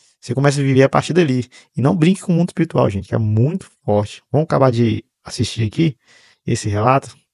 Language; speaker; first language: Portuguese; native; Portuguese